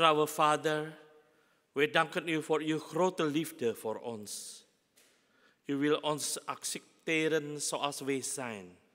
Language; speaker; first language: Dutch; non-native, fluent; Indonesian